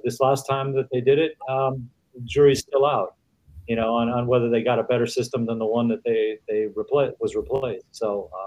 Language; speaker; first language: English; native; English